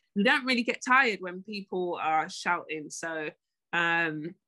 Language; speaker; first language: English; native; English